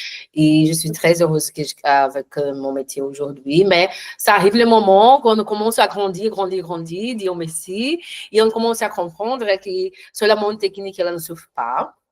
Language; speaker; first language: French; non-native, learner; Portuguese